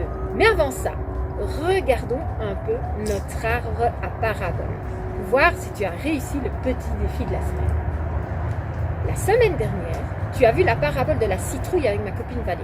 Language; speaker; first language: French; native; French